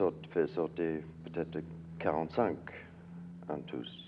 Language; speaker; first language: French; non-native, learner; English